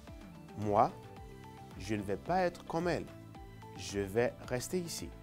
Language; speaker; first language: French; non-native, fluent; Spanish